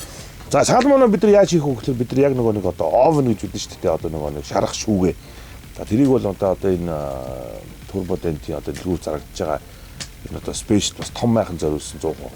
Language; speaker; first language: Mongolian; native; Mongolian